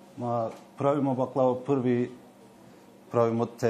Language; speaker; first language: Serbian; non-native, learner; Turkish